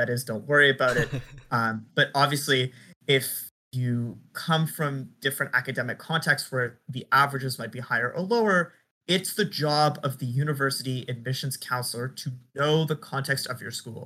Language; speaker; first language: English; native; English